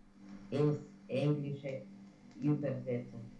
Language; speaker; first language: German; non-native, learner; Romanian